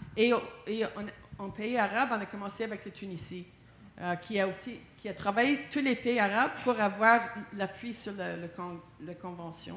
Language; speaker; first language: French; non-native, fluent; English